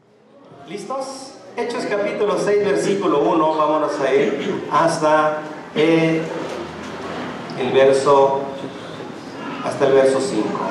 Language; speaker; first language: Spanish; native; Spanish